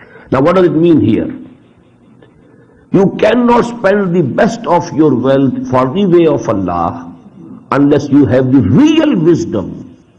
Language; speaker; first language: English; non-native, local second language; Urdu